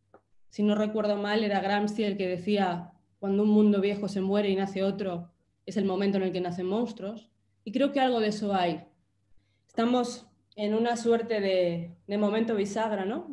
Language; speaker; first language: Spanish; native; Spanish